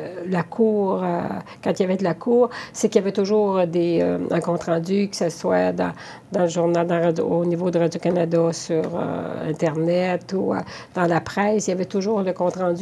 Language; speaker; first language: French; native; French